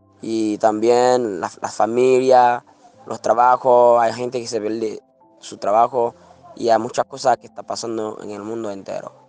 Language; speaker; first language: Spanish; non-native, learner; Haitian Creole